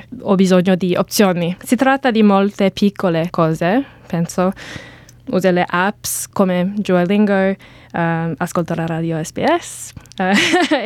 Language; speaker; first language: Italian; non-native, learner; English